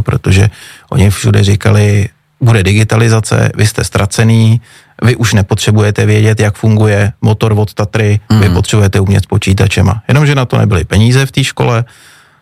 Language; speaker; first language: Czech; native; Czech